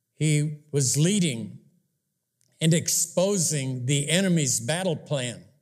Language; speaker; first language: English; native; English